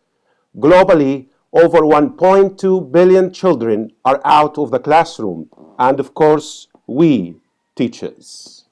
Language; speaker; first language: English; non-native, fluent; Arabic